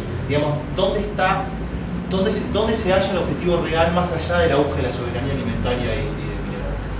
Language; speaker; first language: Spanish; native; Spanish